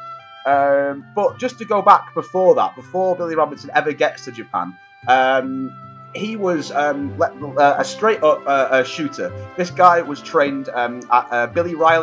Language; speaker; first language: English; native; English